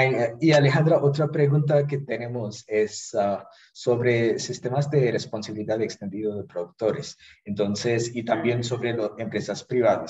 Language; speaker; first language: Spanish; non-native, fluent; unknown